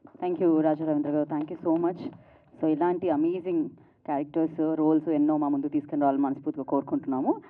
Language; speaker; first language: Telugu; native; Telugu